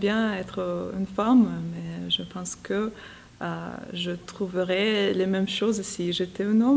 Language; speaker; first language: French; non-native, fluent; Russian